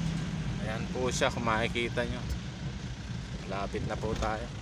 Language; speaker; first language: Filipino; native; Filipino